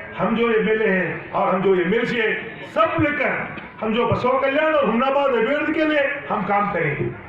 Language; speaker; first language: Hindi; non-native, local second language; Kannada